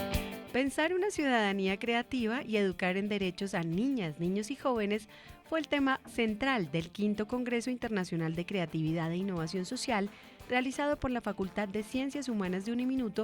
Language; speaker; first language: Spanish; native; Spanish